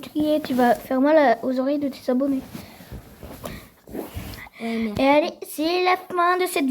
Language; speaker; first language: French; native; French